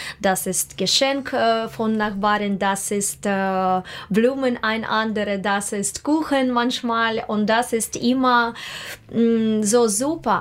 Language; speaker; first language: German; non-native, learner; Russian